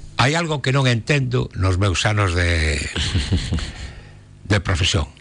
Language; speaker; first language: Galician; non-native, local second language; Spanish